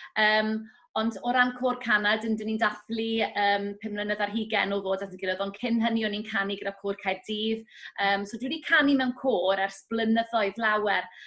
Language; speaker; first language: Welsh; native; Welsh